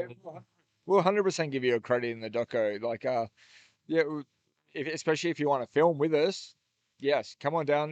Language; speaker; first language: English; native; English